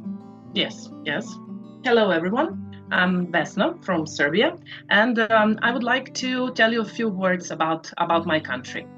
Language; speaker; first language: English; non-native, fluent; Serbian